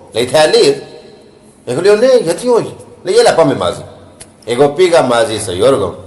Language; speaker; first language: Greek; non-native, learner; Punjabi